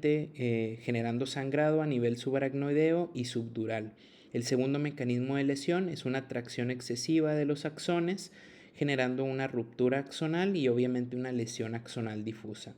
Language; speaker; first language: Spanish; native; Spanish